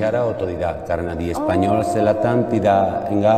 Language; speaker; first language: Indonesian; non-native, learner; Spanish